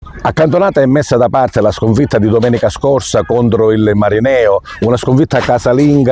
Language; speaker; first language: Italian; native; Italian